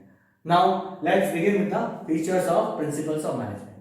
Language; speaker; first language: English; non-native, local second language; Hindi